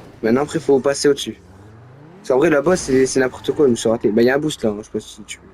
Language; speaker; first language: French; native; French